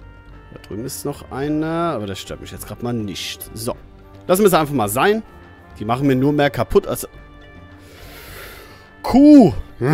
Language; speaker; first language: German; native; German